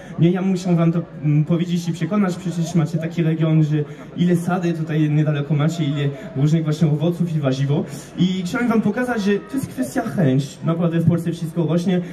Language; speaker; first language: Polish; non-native, fluent; French